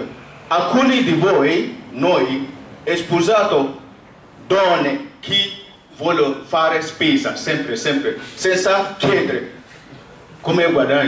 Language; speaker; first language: Italian; non-native, learner; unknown